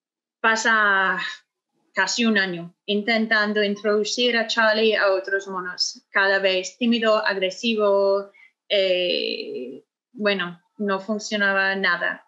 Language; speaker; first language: Spanish; non-native, fluent; English